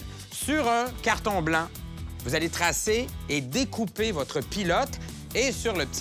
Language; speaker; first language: French; native; French